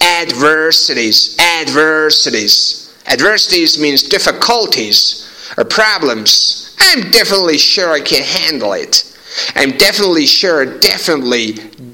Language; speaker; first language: English; non-native, fluent; Persian